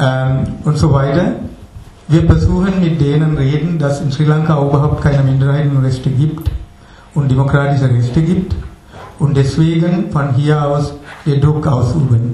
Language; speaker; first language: German; non-native, fluent; Tamil